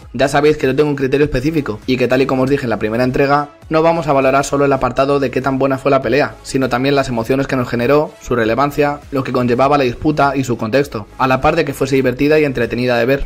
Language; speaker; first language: Spanish; native; Spanish